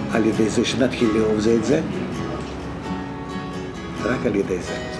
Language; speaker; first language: Hebrew; non-native, fluent; Russian